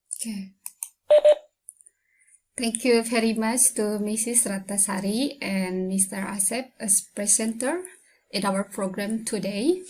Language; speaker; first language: English; non-native, learner; Indonesian